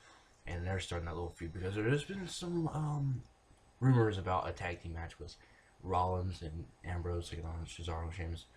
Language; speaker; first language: English; native; English